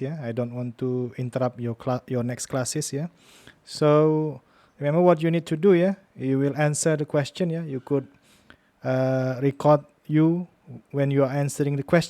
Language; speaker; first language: English; non-native, fluent; Indonesian